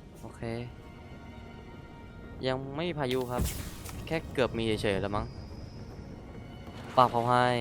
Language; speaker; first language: Thai; native; Thai